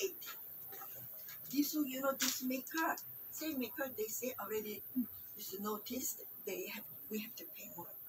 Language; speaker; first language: English; non-native, learner; Korean